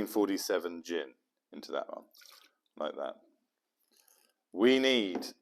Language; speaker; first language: English; native; English